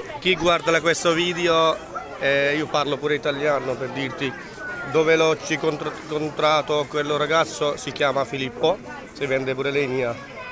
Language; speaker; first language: Italian; non-native, learner; Punjabi